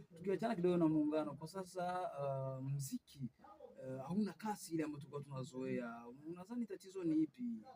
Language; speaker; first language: Swahili; native; Swahili